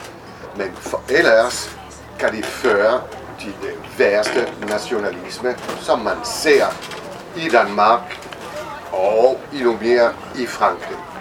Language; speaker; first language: Danish; non-native, fluent; French